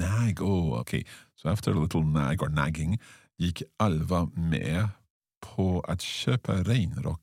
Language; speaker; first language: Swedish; non-native, learner; English